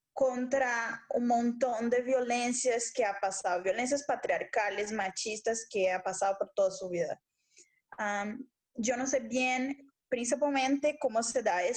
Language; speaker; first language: Spanish; non-native, local second language; Portuguese